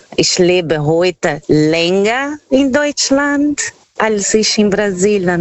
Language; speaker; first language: German; non-native, fluent; Portuguese